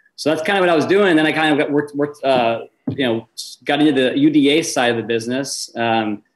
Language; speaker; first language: English; native; English